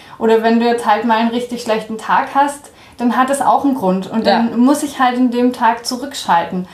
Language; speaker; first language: German; early bilingual, heritage; German